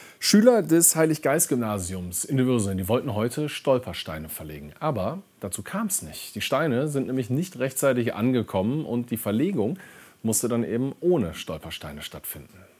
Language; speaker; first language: German; native; German